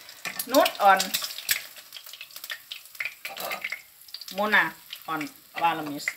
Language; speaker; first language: Finnish; non-native, learner; Thai